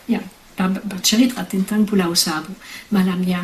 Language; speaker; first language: Indonesian; non-native, fluent; French